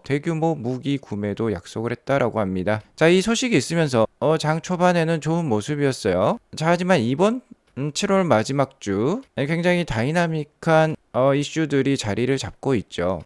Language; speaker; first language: Korean; native; Korean